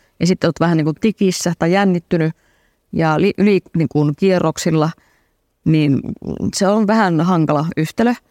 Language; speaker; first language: Finnish; native; Finnish